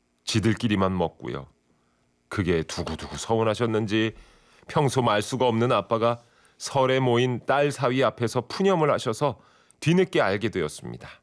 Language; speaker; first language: Korean; native; Korean